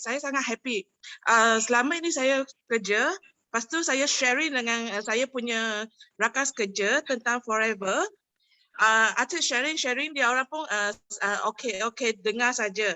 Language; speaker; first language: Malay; non-native, local second language; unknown